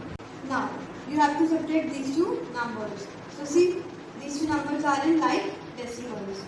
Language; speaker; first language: English; non-native, local second language; Hindi